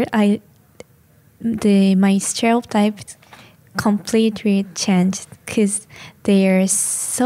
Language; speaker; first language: English; non-native, learner; Japanese